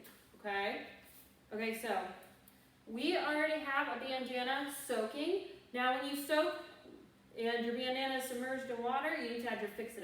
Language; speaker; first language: English; native; English